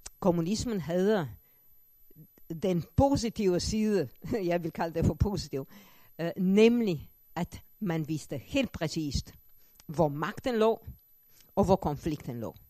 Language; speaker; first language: Danish; non-native, fluent; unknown